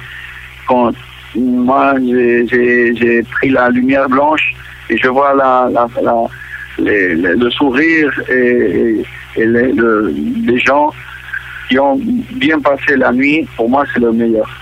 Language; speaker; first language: French; non-native, local second language; Catalan